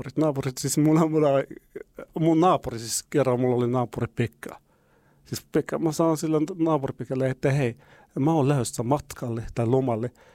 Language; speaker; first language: Finnish; non-native, fluent; Arabic